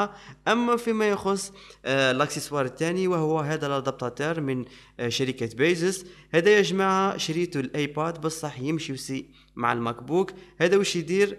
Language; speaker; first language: Arabic; native; Arabic